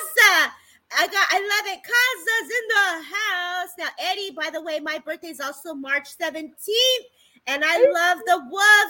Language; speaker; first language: English; native; English